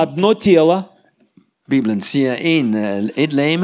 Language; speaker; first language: Danish; non-native, learner; Russian